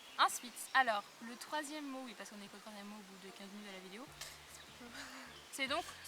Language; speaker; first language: French; native; French